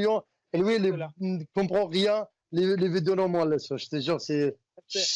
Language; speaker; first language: French; non-native, learner; Arabic